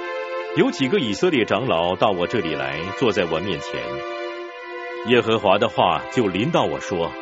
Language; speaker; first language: Chinese; native; Chinese